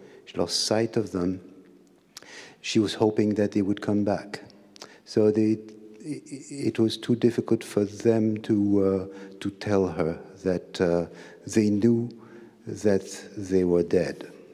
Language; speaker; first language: English; non-native, fluent; French